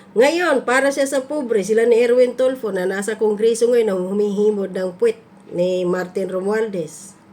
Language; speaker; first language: Filipino; non-native, local second language; Cebuano